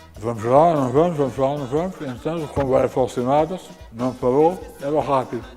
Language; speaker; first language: Portuguese; native; Portuguese